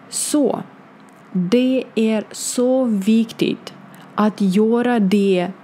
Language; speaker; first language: Swedish; non-native, learner; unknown